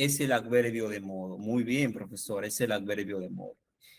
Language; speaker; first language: Spanish; native; Spanish